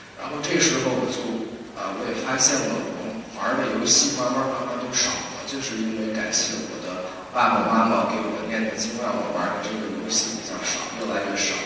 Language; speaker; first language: Chinese; early bilingual, heritage; Chinese